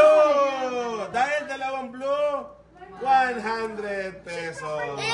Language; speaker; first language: Filipino; native; Filipino